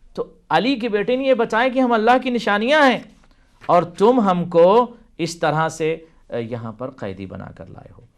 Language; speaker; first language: Urdu; native; Urdu